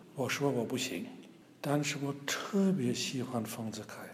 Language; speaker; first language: Chinese; non-native, fluent; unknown